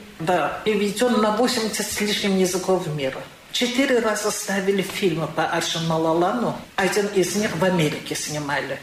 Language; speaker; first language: Russian; non-native, local second language; Azerbaijani